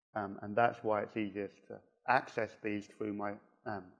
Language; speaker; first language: English; native; English